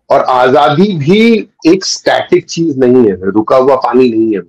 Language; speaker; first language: Hindi; native; Hindi